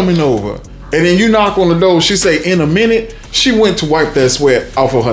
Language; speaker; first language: English; native; English